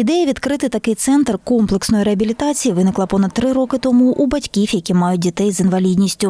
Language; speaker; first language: Ukrainian; native; Ukrainian